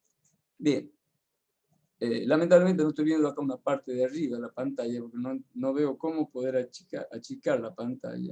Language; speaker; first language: Spanish; native; Spanish